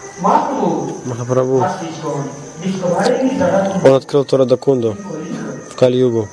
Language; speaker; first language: Russian; non-native, fluent; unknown